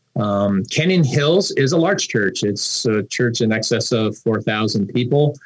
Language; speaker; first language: English; native; English